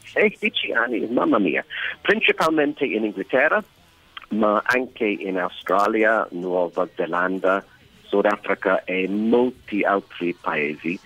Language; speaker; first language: Italian; non-native, learner; English